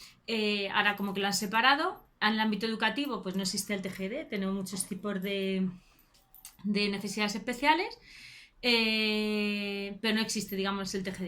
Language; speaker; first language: Spanish; native; Spanish